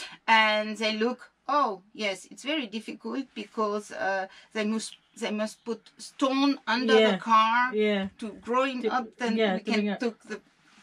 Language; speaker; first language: English; non-native, learner; French